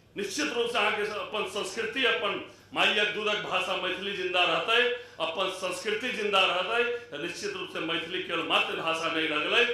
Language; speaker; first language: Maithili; non-native, local second language; Hindi